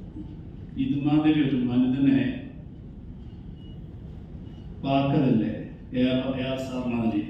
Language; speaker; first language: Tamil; non-native, learner; Malayalam